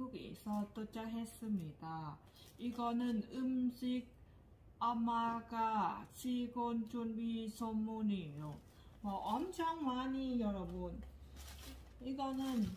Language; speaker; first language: Korean; non-native, learner; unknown